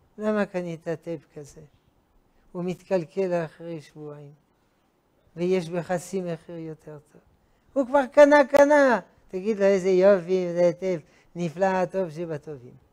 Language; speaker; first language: Hebrew; non-native, fluent; French